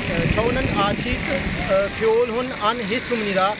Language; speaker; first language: Korean; non-native, learner; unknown